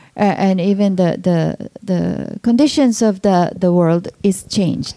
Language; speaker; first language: English; non-native, fluent; Japanese